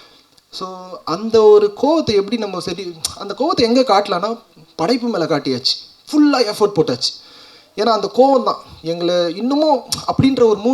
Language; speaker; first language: Tamil; native; Tamil